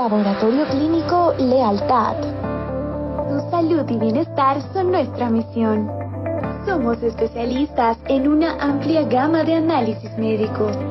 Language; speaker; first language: Spanish; native; Spanish